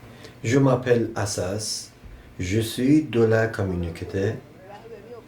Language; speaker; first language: French; non-native, learner; Urdu